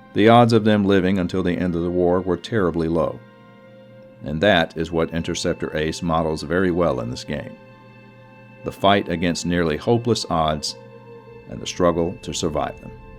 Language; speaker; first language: English; native; English